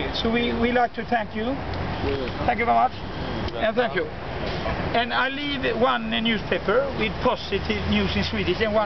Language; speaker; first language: English; non-native, fluent; Swedish